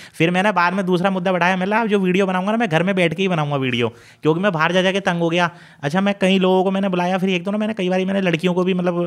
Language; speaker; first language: Hindi; native; Hindi